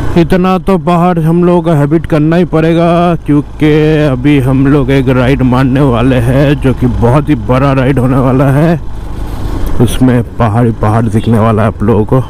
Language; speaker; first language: Hindi; non-native, local second language; Bangla